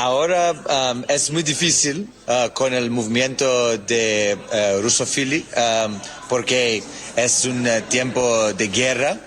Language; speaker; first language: Spanish; non-native, learner; English